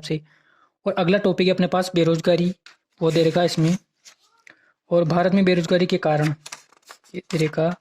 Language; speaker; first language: Hindi; native; Hindi